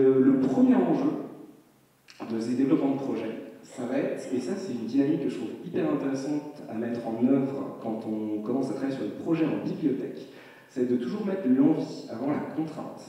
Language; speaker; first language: French; native; French